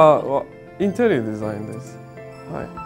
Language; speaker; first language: Japanese; non-native, learner; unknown